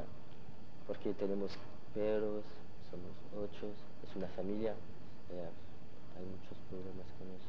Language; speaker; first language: Spanish; non-native, learner; French